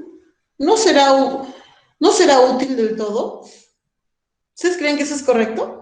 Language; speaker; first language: Spanish; native; Spanish